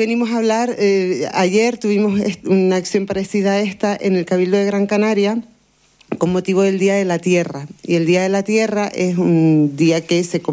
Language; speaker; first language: Spanish; native; Spanish